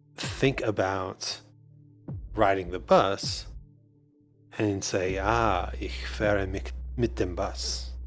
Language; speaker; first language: German; non-native, learner; English